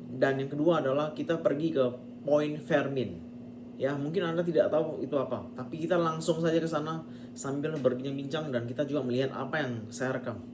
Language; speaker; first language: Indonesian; native; Indonesian